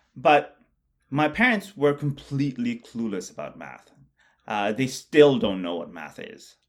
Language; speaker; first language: English; non-native, local second language; Bangla